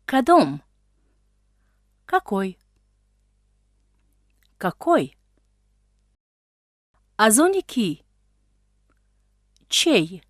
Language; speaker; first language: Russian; non-native, local second language; Tajik